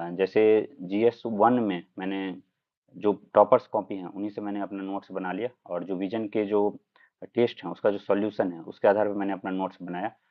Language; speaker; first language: Hindi; non-native, local second language; Maithili